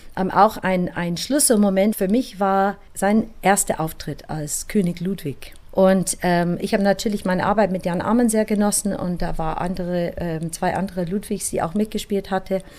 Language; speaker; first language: German; non-native, fluent; English